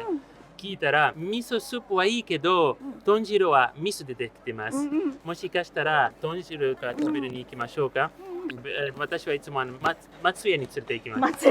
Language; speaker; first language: Japanese; non-native, learner; Arabic